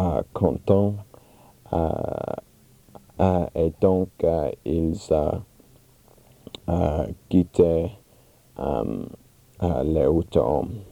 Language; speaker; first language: French; non-native, learner; English